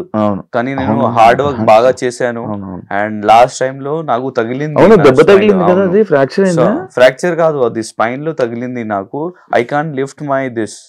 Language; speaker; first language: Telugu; non-native, learner; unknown